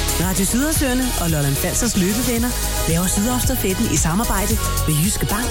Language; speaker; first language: Danish; native; Danish